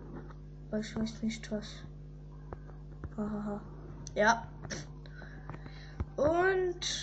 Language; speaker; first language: German; early bilingual, other home language; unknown